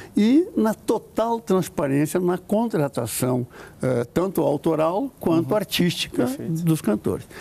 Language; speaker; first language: Portuguese; native; Portuguese